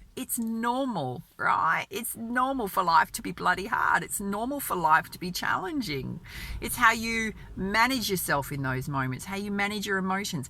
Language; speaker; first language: English; native; English